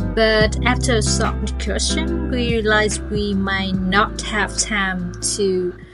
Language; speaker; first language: English; non-native, fluent; Vietnamese